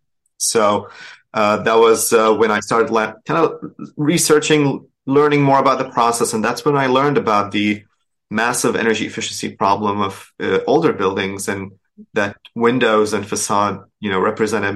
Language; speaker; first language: English; non-native, fluent; Arabic